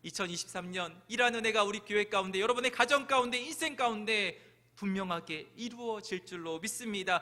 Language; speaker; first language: Korean; native; Korean